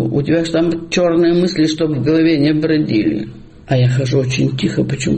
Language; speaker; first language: Russian; native; Russian